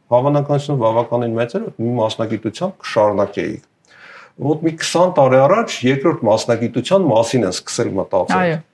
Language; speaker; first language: Armenian; native; Armenian